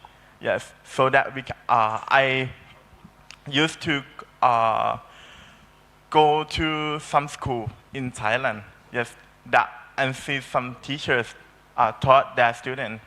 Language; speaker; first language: English; non-native, learner; Thai